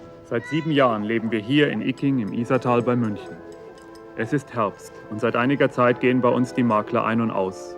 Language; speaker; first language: German; native; German